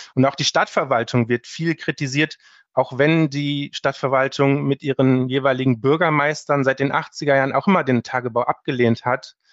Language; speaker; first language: German; native; German